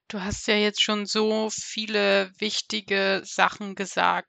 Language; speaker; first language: German; native; German